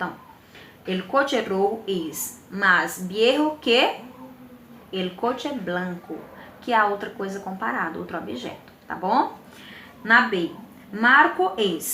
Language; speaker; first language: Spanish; non-native, fluent; Portuguese